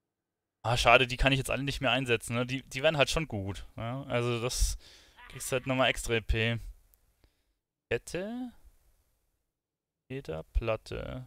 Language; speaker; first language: German; native; German